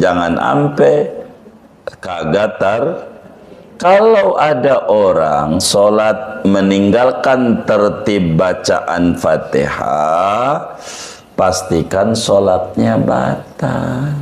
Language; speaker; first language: Indonesian; native; Indonesian